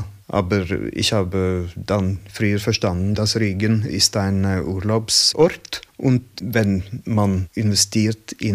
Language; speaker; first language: German; non-native, learner; Norwegian